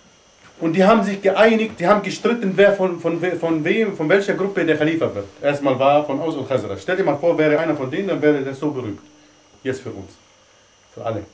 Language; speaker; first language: German; non-native, fluent; Arabic